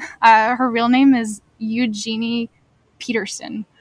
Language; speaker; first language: English; non-native, fluent; French